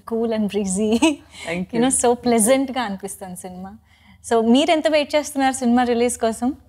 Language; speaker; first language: Telugu; native; Telugu